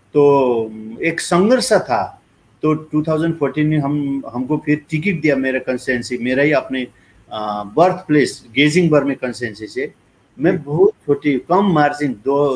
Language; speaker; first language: Hindi; non-native, local second language; Nepali